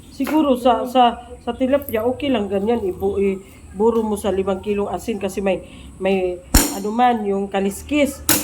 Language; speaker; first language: Filipino; non-native, local second language; Cebuano